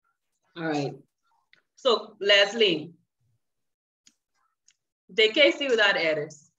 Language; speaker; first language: Spanish; non-native, learner; English